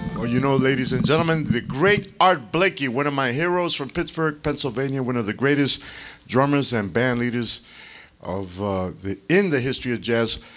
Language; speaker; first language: English; native; English